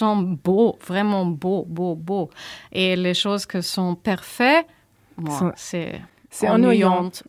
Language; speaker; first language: French; non-native, learner; German